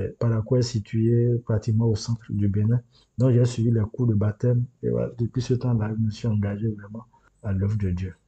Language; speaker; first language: French; non-native, local second language; Yoruba